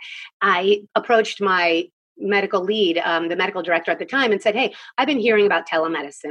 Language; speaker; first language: English; native; English